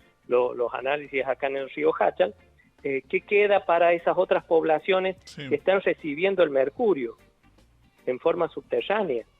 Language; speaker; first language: Spanish; native; Spanish